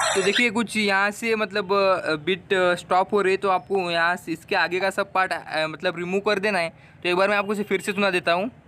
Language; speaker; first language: Hindi; non-native, local second language; Marathi